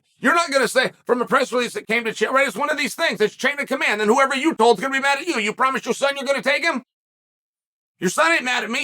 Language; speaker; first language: English; native; English